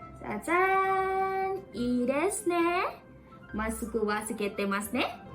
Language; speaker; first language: Japanese; non-native, learner; Thai